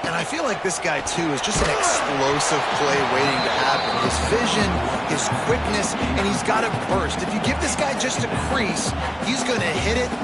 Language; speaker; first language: English; native; English